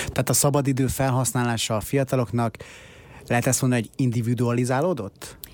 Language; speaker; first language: Hungarian; native; Hungarian